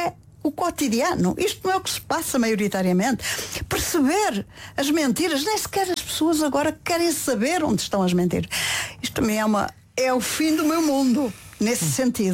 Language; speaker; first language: Portuguese; native; Portuguese